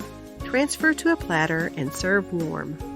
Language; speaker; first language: English; native; English